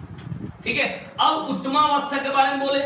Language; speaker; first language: Hindi; native; Hindi